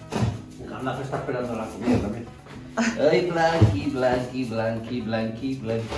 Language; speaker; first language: Spanish; native; Spanish